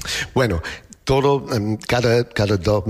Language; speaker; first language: Spanish; non-native, learner; English